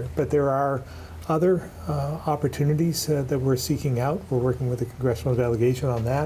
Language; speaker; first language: English; native; English